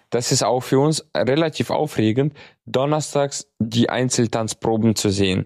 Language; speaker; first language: German; native; German